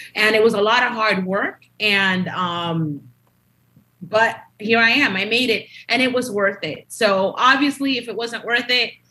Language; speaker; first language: English; early bilingual, other home language; Spanish